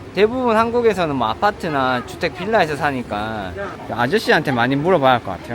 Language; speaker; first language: Korean; native; Korean